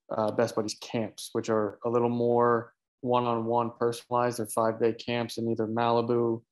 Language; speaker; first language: English; native; English